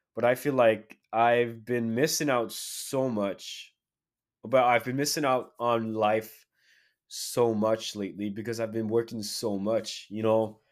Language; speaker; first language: English; native; English